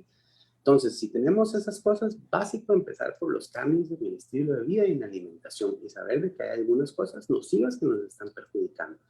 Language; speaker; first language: Spanish; native; Spanish